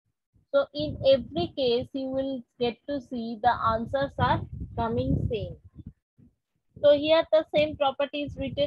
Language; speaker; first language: English; non-native, local second language; Bangla